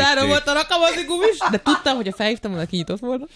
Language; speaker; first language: Hungarian; native; Hungarian